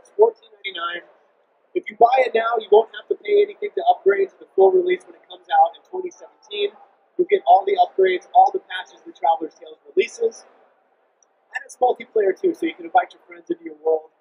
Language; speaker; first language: English; native; English